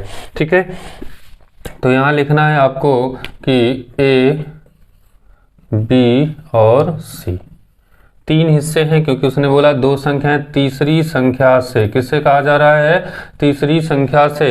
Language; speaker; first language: Hindi; native; Hindi